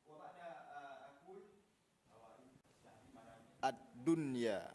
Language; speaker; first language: Arabic; non-native, learner; Achinese